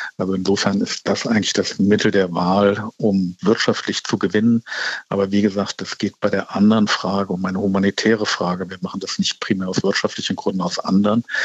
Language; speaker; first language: German; native; German